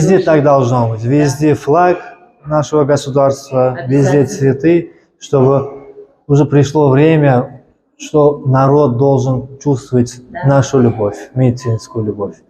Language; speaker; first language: Russian; non-native, local second language; Uzbek